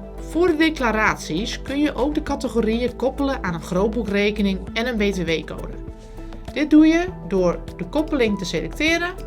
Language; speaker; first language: Dutch; native; Dutch